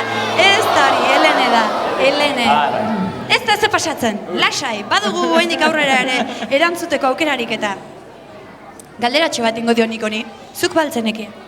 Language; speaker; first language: Basque; native; Basque